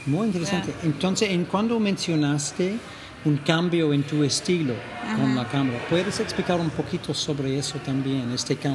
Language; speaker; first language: Spanish; non-native, fluent; English